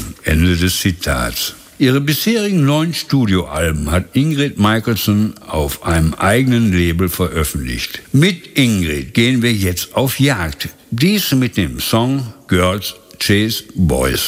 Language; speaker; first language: German; native; German